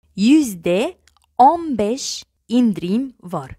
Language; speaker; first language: Turkish; non-native, fluent; Arabic